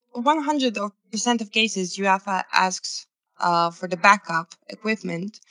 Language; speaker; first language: English; non-native, fluent; Serbian